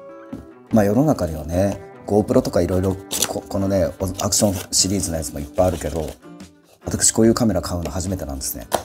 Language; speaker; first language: Japanese; native; Japanese